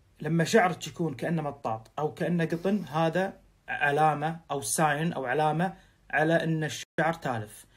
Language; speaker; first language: Arabic; native; Arabic